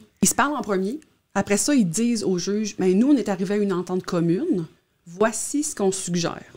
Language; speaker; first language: French; native; French